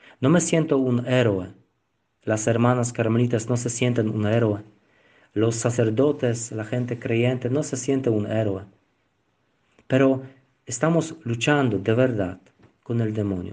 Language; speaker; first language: Spanish; non-native, learner; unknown